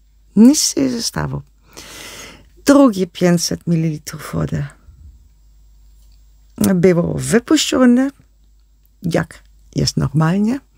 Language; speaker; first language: Polish; non-native, learner; Dutch